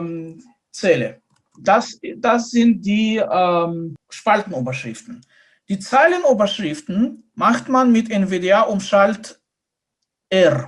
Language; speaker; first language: German; non-native, fluent; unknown